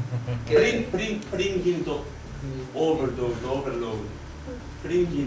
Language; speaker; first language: Greek; native; Greek